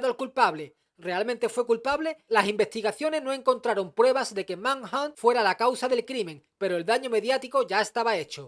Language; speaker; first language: Spanish; native; Spanish